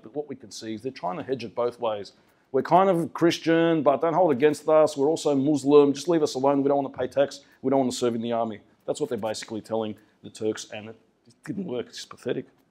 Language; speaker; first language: English; early bilingual, other home language; Greek